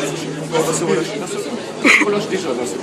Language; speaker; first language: French; native; French